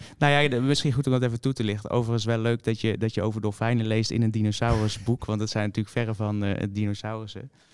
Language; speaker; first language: Dutch; native; Dutch